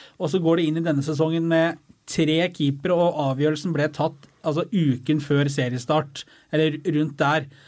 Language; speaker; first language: Norwegian; native; Norwegian